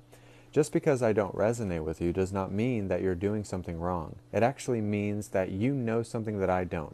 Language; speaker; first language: English; native; English